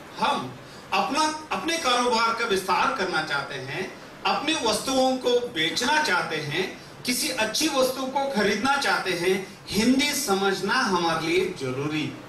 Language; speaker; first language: Hindi; non-native, local second language; Kannada